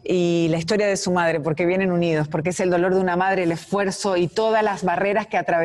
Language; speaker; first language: Spanish; native; Spanish